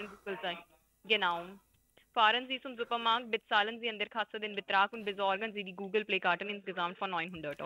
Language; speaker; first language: German; non-native, learner; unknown